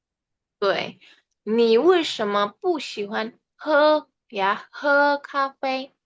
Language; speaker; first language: Chinese; non-native, fluent; Indonesian